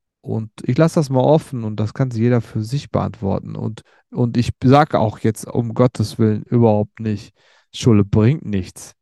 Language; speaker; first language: German; early bilingual, other home language; Turkish